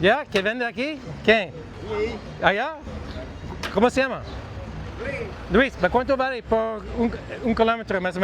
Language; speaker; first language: Spanish; non-native, learner; English